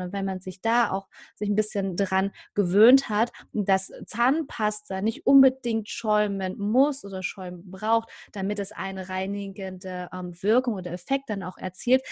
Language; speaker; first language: German; native; German